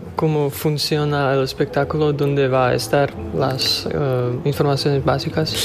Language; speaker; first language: Spanish; non-native, learner; Slovak